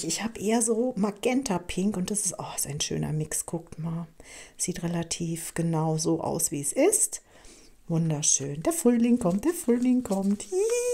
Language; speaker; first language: German; native; German